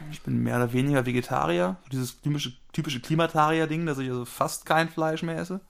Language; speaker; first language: German; native; German